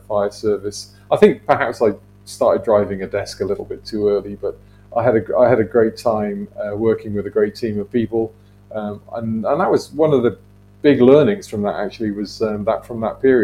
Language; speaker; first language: English; native; English